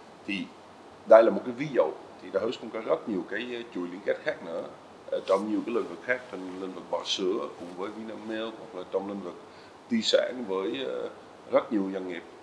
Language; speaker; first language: Vietnamese; non-native, fluent; Dutch